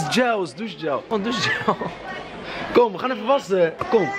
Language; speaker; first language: Dutch; native; Dutch